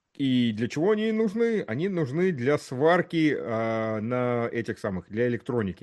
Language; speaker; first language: Russian; early bilingual, heritage; Russian